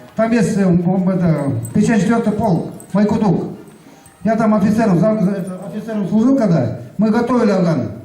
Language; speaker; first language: Russian; non-native, local second language; Kazakh